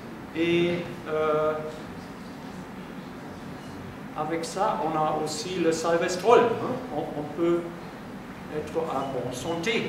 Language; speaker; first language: French; non-native, fluent; German